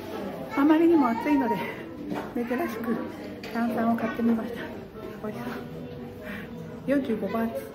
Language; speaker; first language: Japanese; native; Japanese